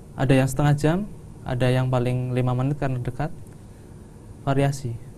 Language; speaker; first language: Indonesian; non-native, local second language; Javanese